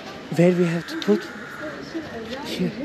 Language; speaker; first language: English; non-native, learner; Turkish